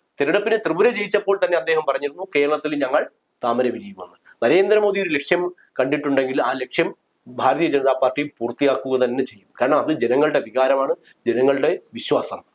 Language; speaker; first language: Malayalam; native; Malayalam